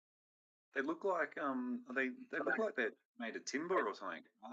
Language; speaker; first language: English; native; English